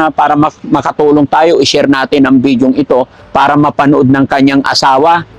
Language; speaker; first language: Filipino; native; Filipino